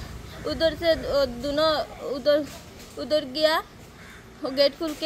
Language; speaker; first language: Hindi; non-native, local second language; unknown